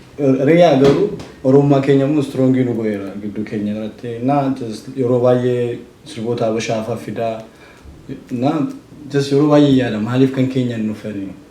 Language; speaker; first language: Oromo; early bilingual, heritage; Oromo